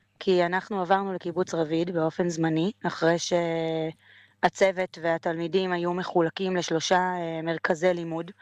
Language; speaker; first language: Hebrew; native; Hebrew